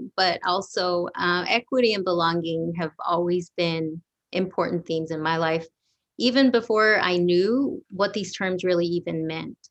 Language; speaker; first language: English; native; English